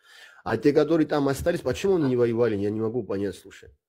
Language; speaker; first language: Russian; non-native, local second language; Abkhazian